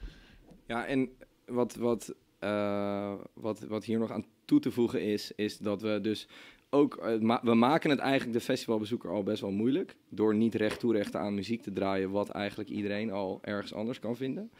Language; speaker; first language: Dutch; native; Dutch